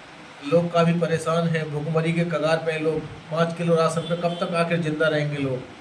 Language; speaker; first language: Hindi; native; Hindi